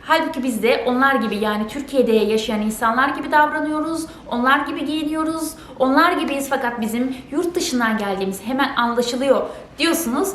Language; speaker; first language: Turkish; native; Turkish